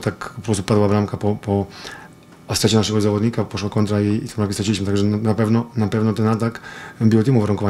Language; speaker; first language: Polish; non-native, fluent; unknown